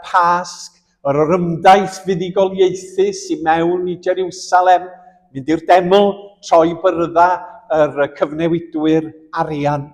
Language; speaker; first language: Welsh; native; Welsh